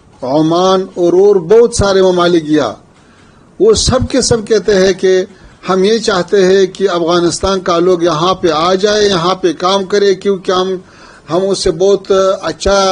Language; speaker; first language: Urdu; non-native, fluent; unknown